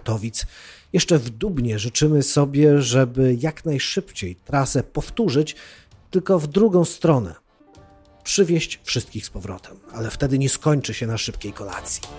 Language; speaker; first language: Polish; native; Polish